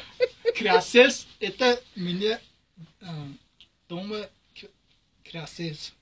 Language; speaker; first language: Russian; non-native, learner; Uzbek